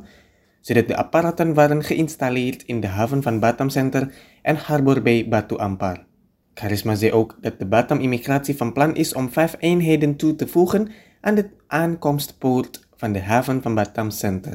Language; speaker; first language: Dutch; non-native, fluent; Indonesian